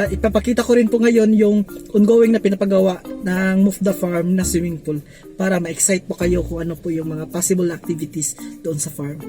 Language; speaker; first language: Filipino; non-native, local second language; Cebuano